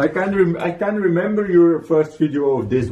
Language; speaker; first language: English; non-native, learner; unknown